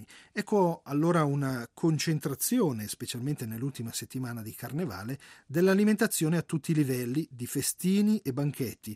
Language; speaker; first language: Italian; native; Italian